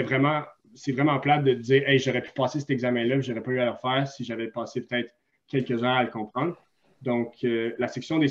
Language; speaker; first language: French; native; French